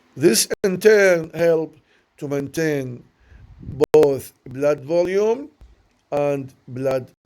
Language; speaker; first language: English; non-native, learner; Arabic